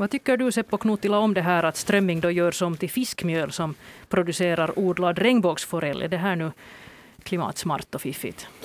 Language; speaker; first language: Swedish; native; Swedish